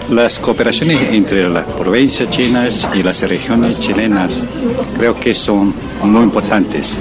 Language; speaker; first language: Spanish; non-native, fluent; Chinese